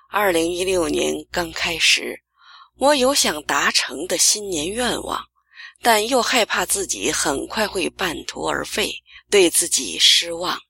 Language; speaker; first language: Chinese; native; Chinese